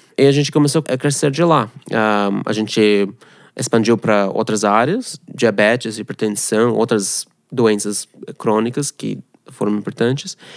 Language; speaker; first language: Portuguese; non-native, fluent; Russian